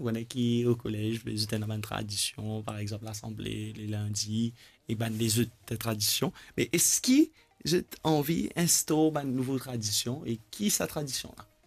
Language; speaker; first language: French; non-native, local second language; Morisyen